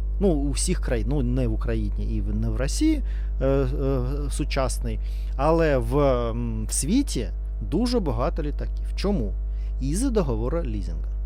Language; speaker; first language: Ukrainian; non-native, learner; Russian